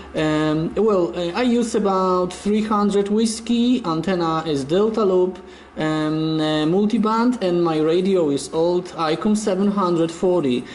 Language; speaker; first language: English; non-native, learner; Polish